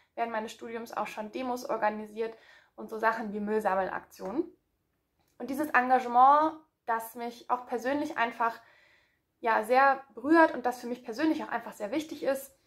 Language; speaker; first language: German; native; German